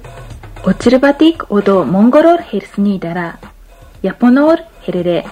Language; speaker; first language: Mongolian; non-native, fluent; Japanese